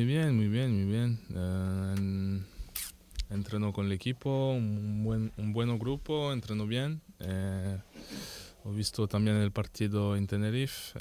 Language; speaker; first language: Spanish; non-native, learner; French